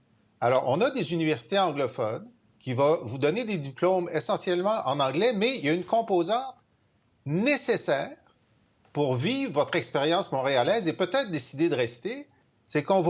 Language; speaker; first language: French; native; French